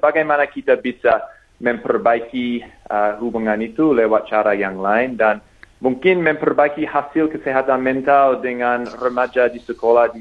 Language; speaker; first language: Indonesian; non-native, fluent; English